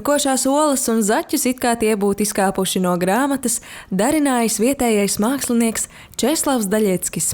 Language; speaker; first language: Latvian; native; Latvian